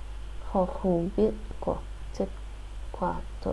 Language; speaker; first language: Vietnamese; non-native, learner; English